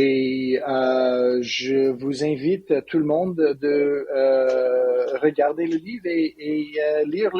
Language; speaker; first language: French; non-native, learner; English